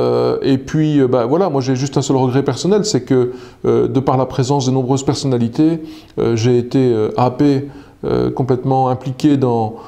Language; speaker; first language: French; native; French